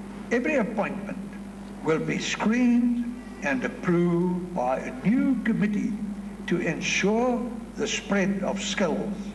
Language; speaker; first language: English; non-native, local second language; Afrikaans